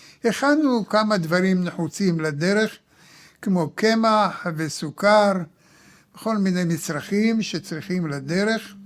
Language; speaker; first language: Hebrew; early bilingual, other home language; Arabic